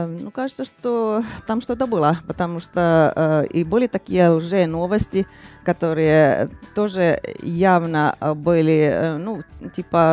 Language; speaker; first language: Russian; non-native, fluent; Finnish